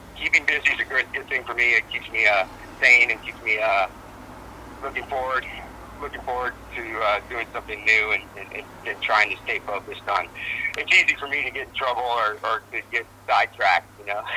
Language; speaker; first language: English; native; English